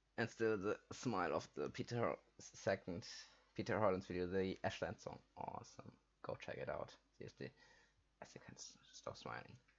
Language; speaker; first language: English; non-native, fluent; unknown